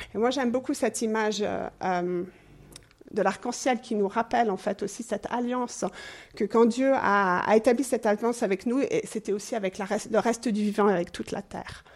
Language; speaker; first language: French; non-native, fluent; English